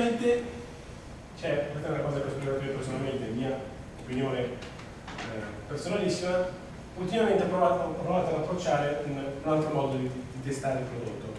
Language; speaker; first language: Italian; native; Italian